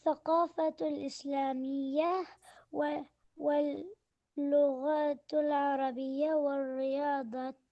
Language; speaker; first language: Arabic; non-native, learner; English